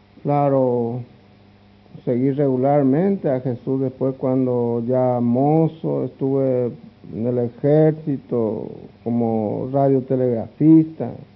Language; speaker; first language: Spanish; non-native, local second language; Guarani